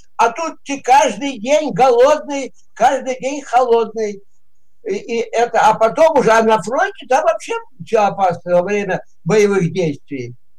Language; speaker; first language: Russian; native; Russian